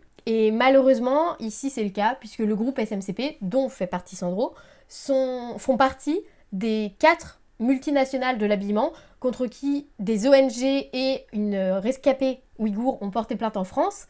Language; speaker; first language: French; native; French